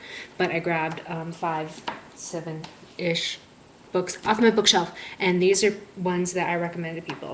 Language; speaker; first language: English; native; English